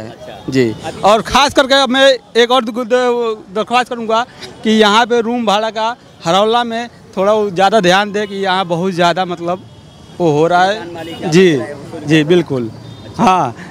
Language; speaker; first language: Hindi; native; Hindi